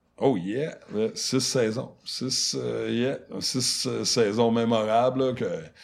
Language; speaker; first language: French; non-native, local second language; English